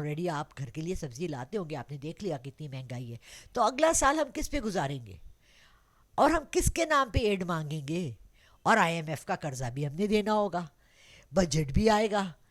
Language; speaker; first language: Urdu; non-native, local second language; Pashto